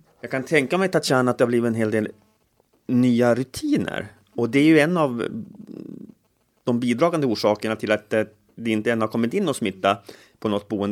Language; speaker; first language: Swedish; native; Swedish